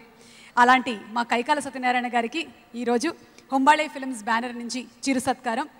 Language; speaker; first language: Telugu; native; Telugu